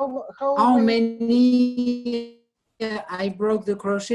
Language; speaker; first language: English; non-native, learner; French